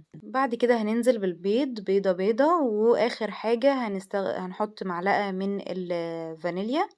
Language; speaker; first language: Arabic; native; Arabic